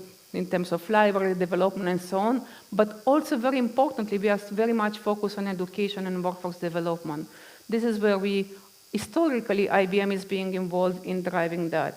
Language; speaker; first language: English; non-native, fluent; Romanian